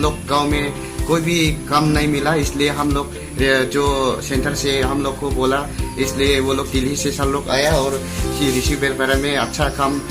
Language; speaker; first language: Hindi; non-native, local second language; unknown